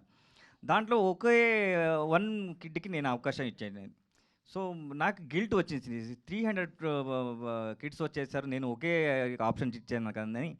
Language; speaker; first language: Telugu; non-native, learner; Kannada